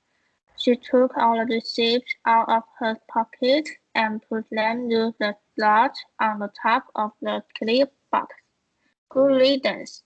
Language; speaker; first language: English; non-native, learner; Chinese